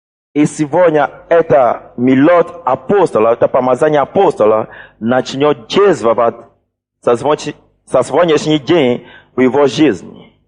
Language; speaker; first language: Russian; non-native, fluent; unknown